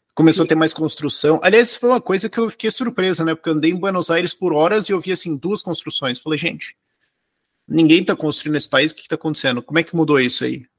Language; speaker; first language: Portuguese; native; Portuguese